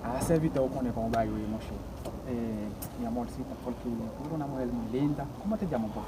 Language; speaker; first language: Spanish; non-native, learner; Haitian Creole